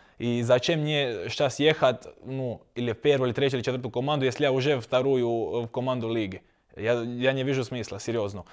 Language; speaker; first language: Russian; non-native, learner; Croatian